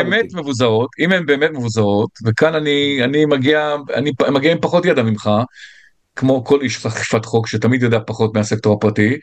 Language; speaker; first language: Hebrew; native; Hebrew